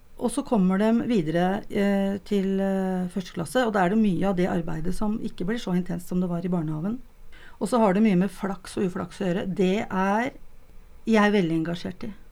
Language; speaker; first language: Norwegian; native; Norwegian